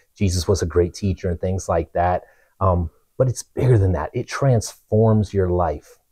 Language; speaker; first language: English; native; English